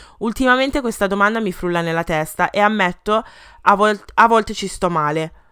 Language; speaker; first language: Italian; early bilingual, other home language; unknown